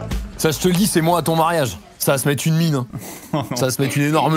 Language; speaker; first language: French; native; French